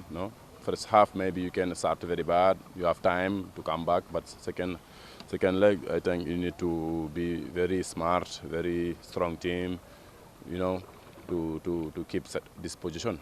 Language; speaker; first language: English; non-native, fluent; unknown